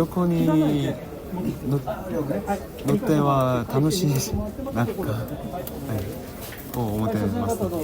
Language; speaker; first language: Japanese; non-native, learner; Korean